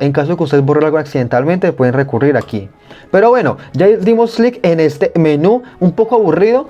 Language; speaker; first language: Spanish; native; Spanish